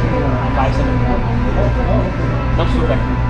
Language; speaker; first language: Portuguese; non-native, fluent; English